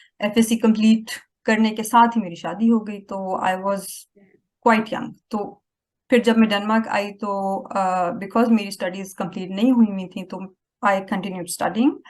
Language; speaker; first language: Urdu; native; Urdu